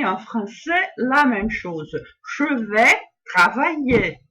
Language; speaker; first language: French; non-native, fluent; Portuguese